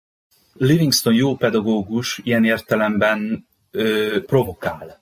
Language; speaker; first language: Hungarian; native; Hungarian